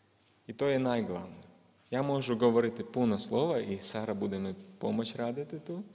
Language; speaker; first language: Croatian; non-native, learner; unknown